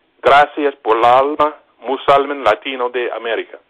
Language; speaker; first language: Spanish; non-native, learner; English